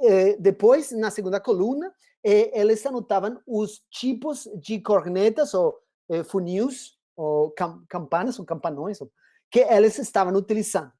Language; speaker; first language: Portuguese; non-native, fluent; Spanish